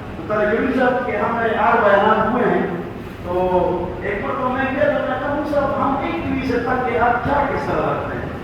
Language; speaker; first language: Urdu; non-native, local second language; Pashto